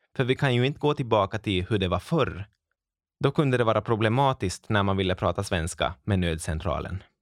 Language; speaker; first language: Swedish; native; Swedish